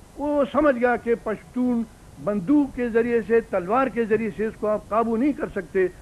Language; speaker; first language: Urdu; non-native, local second language; Pashto